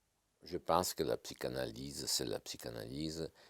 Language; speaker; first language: French; non-native, fluent; Italian